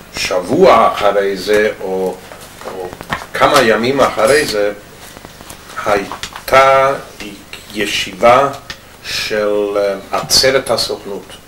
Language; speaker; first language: Hebrew; non-native, fluent; English